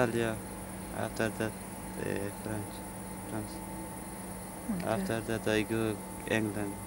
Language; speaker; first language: English; non-native, learner; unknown